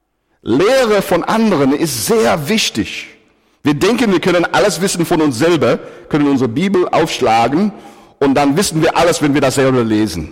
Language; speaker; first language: German; non-native, fluent; English